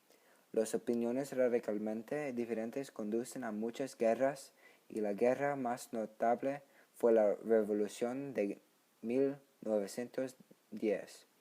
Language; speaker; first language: Spanish; non-native, learner; English